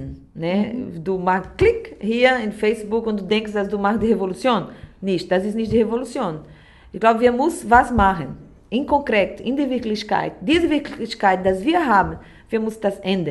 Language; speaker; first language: German; non-native, learner; Portuguese